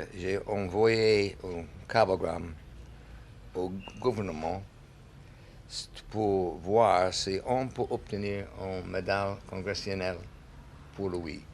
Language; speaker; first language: French; non-native, learner; English